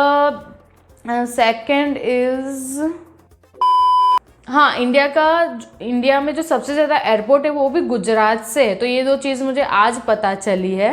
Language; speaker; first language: Hindi; non-native, local second language; Gujarati